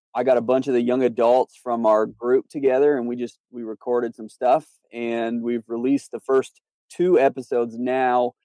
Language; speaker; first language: English; native; English